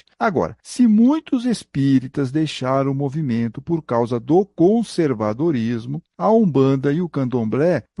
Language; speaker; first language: Portuguese; native; Portuguese